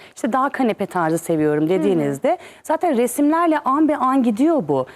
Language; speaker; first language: Turkish; native; Turkish